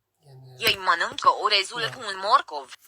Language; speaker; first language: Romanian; non-native, learner; Ukrainian